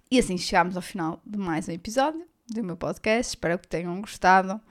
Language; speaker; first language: Portuguese; native; Portuguese